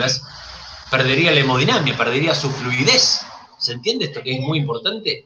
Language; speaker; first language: Spanish; native; Spanish